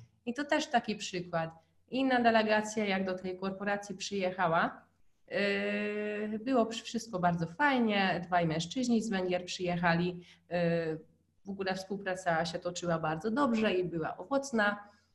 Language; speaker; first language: Polish; non-native, fluent; Hungarian